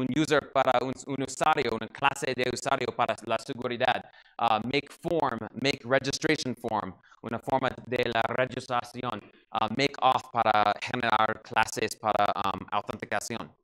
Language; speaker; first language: Spanish; non-native, learner; English